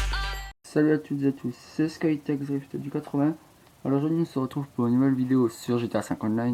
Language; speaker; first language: French; native; French